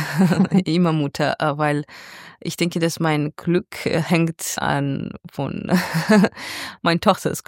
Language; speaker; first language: German; non-native, fluent; Georgian